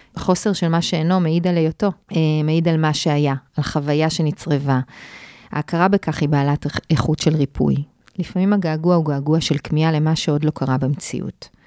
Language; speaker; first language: Hebrew; native; Hebrew